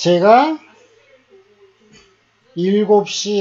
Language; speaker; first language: Korean; native; Korean